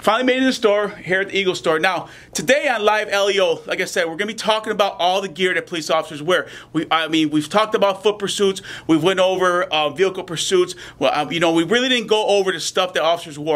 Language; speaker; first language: English; native; English